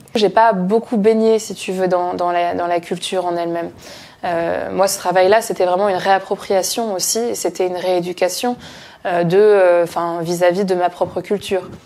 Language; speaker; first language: French; native; French